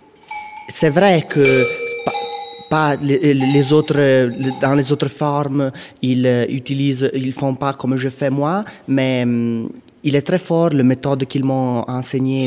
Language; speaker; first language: French; non-native, local second language; Italian